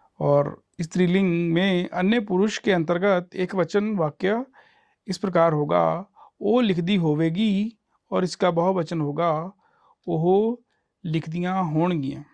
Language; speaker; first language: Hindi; non-native, local second language; Punjabi